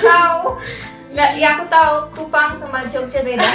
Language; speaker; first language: Indonesian; early bilingual, other home language; English